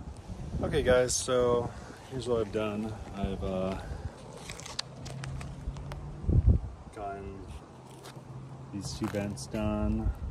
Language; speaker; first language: English; native; English